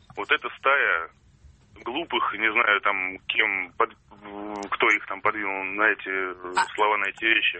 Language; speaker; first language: Russian; native; Russian